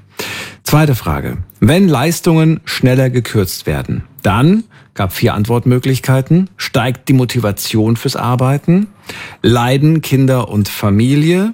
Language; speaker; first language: German; native; German